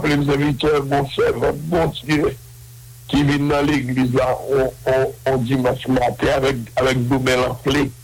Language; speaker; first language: French; non-native, local second language; Haitian Creole